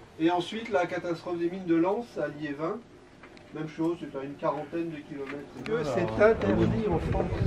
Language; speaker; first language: French; native; French